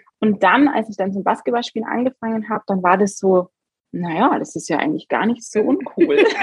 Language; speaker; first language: German; native; German